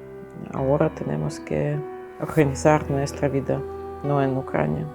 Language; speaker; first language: Spanish; non-native, learner; Ukrainian